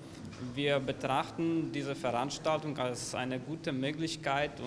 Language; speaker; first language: German; non-native, fluent; Ukrainian